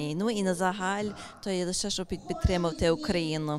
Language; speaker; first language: Ukrainian; early bilingual, heritage; English